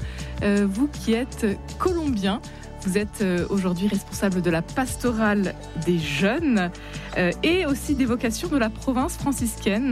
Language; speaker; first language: French; native; French